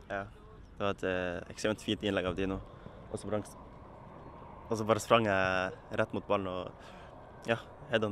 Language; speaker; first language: Norwegian; native; Norwegian